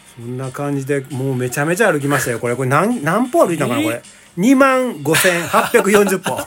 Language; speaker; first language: Japanese; native; Japanese